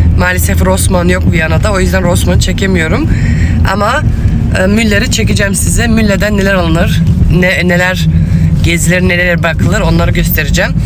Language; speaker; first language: Turkish; early bilingual, heritage; Turkish